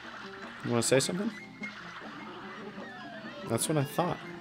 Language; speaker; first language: English; native; English